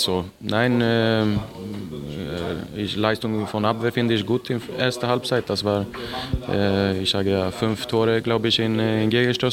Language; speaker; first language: German; non-native, learner; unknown